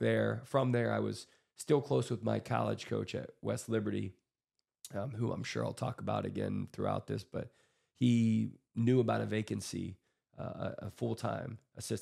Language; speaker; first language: English; native; English